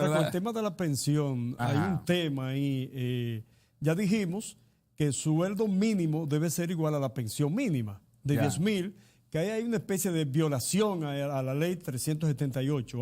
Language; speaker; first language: Spanish; native; Spanish